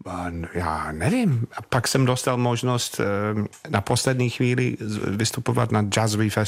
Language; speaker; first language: Czech; non-native, fluent; English